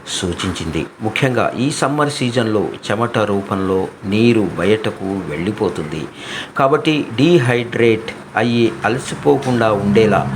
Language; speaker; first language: Telugu; native; Telugu